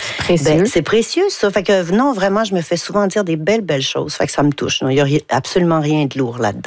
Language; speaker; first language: French; native; French